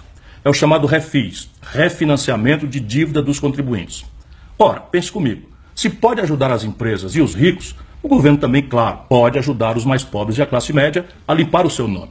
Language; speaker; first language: Portuguese; native; Portuguese